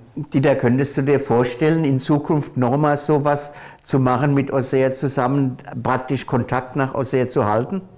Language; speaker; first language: German; native; German